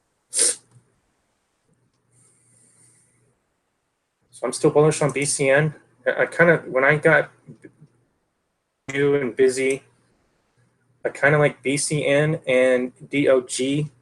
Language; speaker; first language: English; native; English